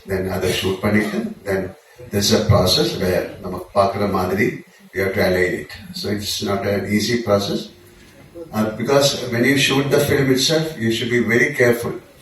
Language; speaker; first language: English; non-native, local second language; Malayalam